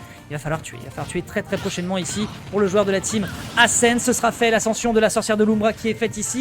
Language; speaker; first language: French; native; French